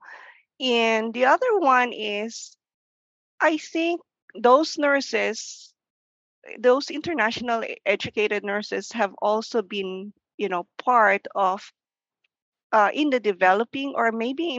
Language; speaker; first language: English; non-native, local second language; Filipino